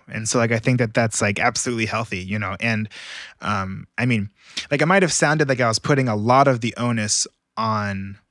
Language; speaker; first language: English; native; English